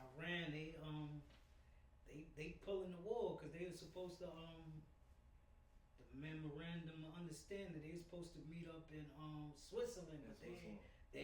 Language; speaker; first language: English; native; English